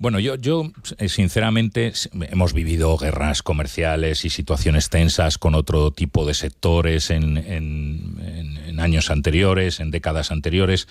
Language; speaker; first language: Spanish; native; Spanish